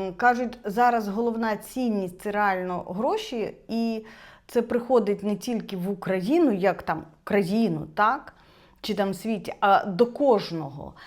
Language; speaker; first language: Ukrainian; non-native, local second language; Russian